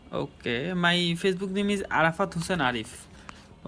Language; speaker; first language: English; non-native, learner; Bangla